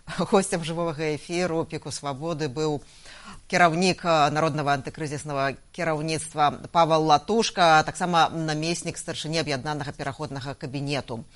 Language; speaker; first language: Belarusian; non-native, local second language; Russian